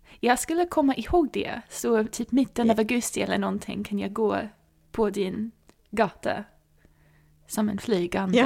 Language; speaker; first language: Swedish; non-native, fluent; English